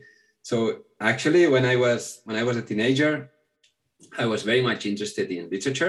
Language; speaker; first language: English; non-native, fluent; Catalan